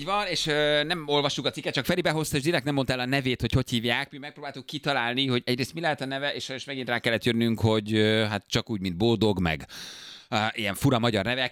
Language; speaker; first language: Hungarian; native; Hungarian